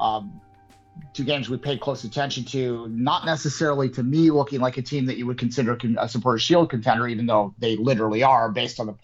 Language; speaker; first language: English; native; English